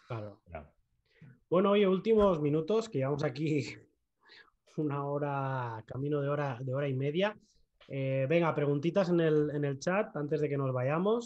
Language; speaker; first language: Spanish; native; Spanish